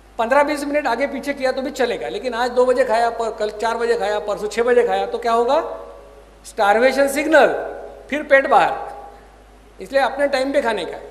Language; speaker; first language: Hindi; non-native, local second language; Marathi